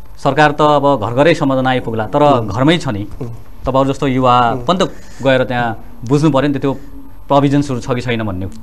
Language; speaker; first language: Nepali; native; Nepali